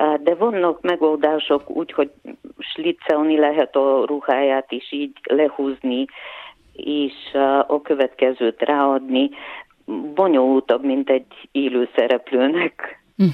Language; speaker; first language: Hungarian; non-native, fluent; Bulgarian